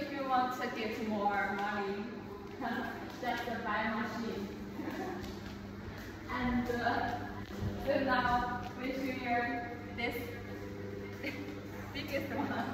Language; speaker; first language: English; non-native, learner; Chinese